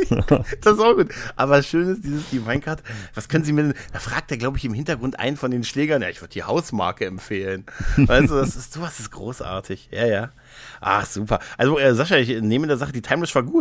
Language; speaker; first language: German; native; German